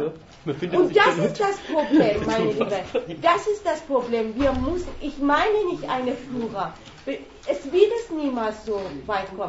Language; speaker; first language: German; non-native, learner; Persian